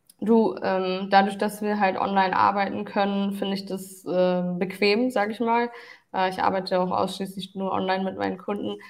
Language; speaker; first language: German; early bilingual, other home language; Turkish